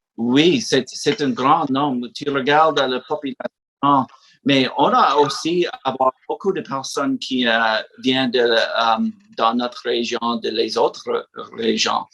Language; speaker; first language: French; non-native, learner; English